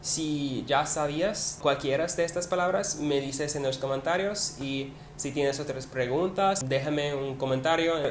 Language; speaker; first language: Spanish; non-native, learner; English